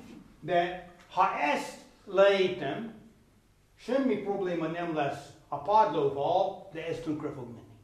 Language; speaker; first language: Hungarian; non-native, fluent; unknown